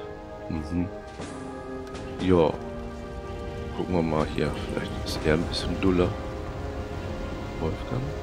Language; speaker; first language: German; native; German